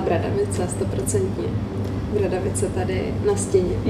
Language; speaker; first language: Czech; native; Czech